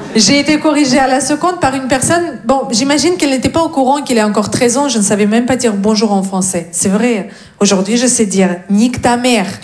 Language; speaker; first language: French; non-native, fluent; Russian